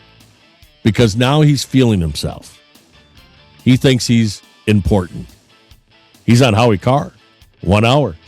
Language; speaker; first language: English; native; English